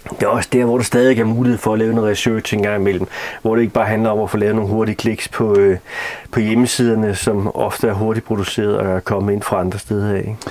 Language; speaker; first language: Danish; native; Danish